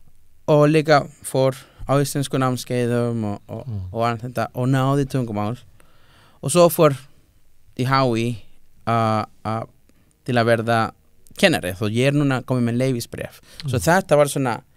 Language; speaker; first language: Icelandic; non-native, fluent; Spanish